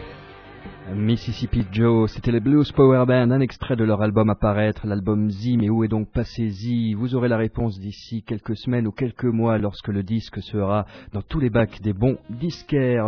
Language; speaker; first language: French; native; French